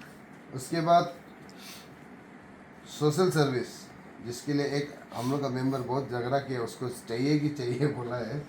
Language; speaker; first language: Hindi; non-native, local second language; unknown